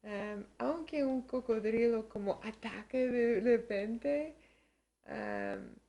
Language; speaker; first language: Spanish; early bilingual, heritage; Spanish